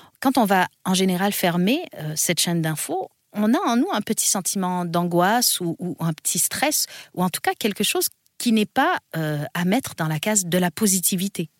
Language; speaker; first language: French; native; French